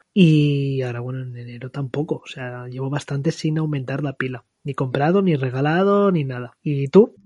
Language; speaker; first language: Spanish; non-native, local second language; Catalan